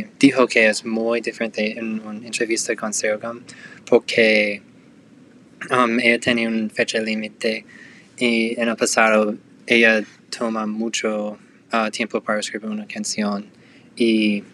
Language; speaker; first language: Spanish; non-native, learner; English